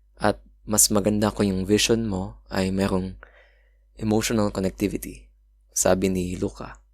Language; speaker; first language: Filipino; native; Filipino